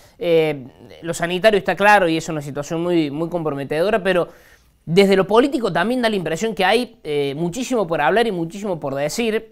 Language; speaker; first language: Spanish; native; Spanish